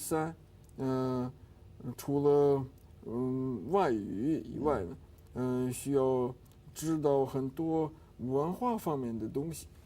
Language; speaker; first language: Chinese; non-native, fluent; Russian